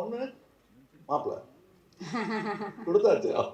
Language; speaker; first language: Tamil; native; Tamil